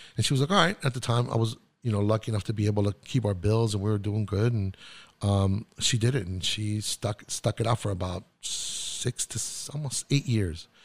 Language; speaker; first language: English; non-native, fluent; Spanish